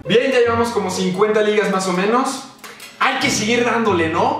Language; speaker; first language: Spanish; native; Spanish